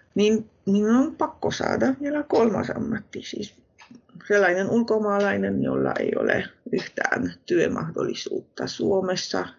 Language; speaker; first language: Finnish; non-native, fluent; Polish